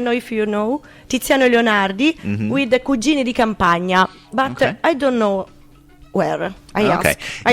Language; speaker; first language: English; non-native, learner; Italian